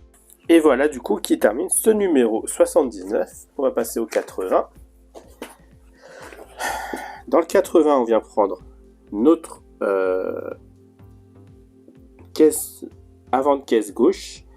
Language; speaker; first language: French; native; French